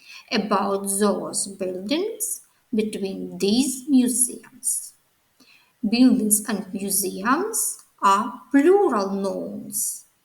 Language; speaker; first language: English; non-native, fluent; Ukrainian